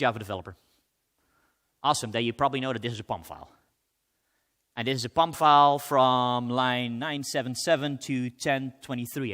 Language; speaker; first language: English; non-native, fluent; Dutch